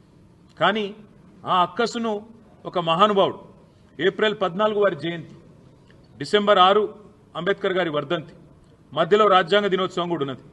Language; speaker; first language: Telugu; native; Telugu